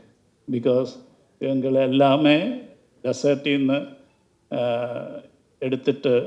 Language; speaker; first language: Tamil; non-native, learner; Malayalam